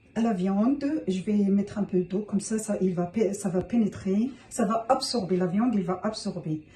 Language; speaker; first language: French; non-native, local second language; Arabic